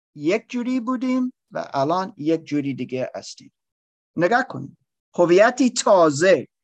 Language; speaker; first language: Persian; non-native, learner; English